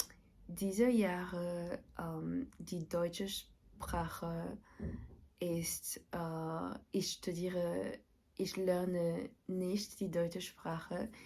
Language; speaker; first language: German; non-native, learner; French